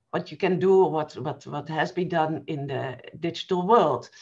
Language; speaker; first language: English; non-native, fluent; Dutch